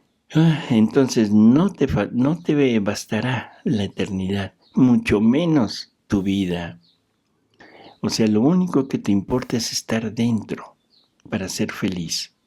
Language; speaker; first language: Spanish; native; Spanish